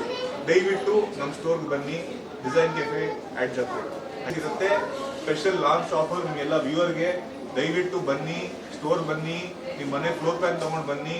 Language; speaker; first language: Kannada; non-native, local second language; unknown